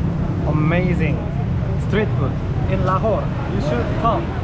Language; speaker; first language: English; non-native, fluent; Korean